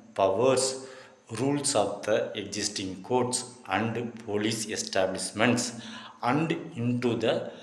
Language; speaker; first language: English; non-native, local second language; Tamil